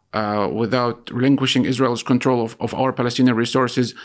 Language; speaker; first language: English; non-native, fluent; Arabic